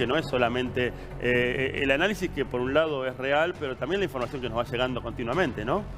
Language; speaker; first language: Spanish; native; Spanish